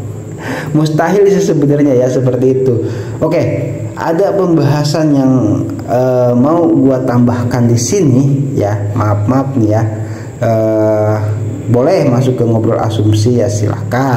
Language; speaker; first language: Indonesian; native; Indonesian